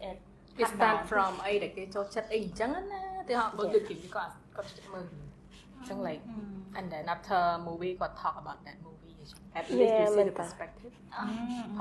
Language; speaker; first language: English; non-native, fluent; Khmer